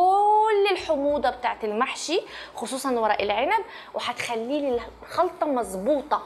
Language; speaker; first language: Arabic; native; Arabic